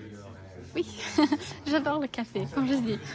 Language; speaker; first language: French; non-native, learner; English